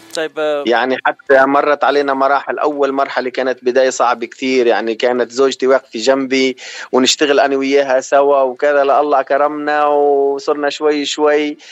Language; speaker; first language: Arabic; native; Arabic